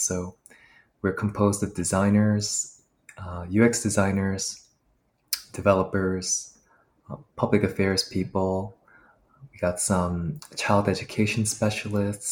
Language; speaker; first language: English; native; English